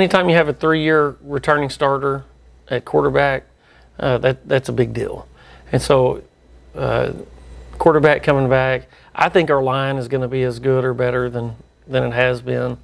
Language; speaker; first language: English; native; English